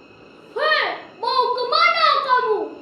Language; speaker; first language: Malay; non-native, local second language; Balinese